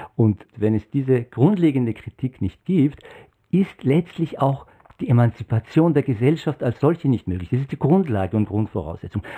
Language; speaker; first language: German; non-native, fluent; Persian